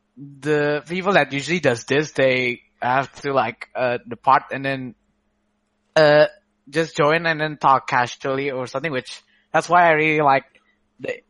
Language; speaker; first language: English; non-native, fluent; Indonesian